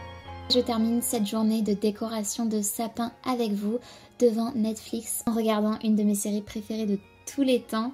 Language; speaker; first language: French; native; French